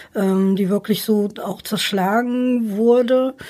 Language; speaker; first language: German; native; German